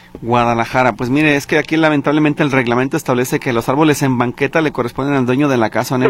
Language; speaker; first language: Spanish; native; Spanish